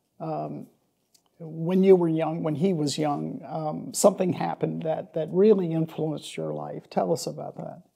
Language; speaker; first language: English; native; English